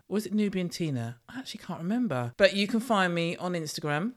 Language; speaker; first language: English; native; English